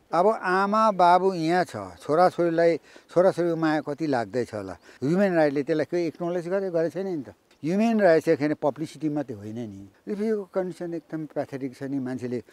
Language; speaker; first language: Nepali; native; Nepali